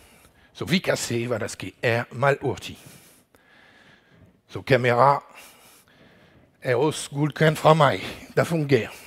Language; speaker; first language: Danish; non-native, learner; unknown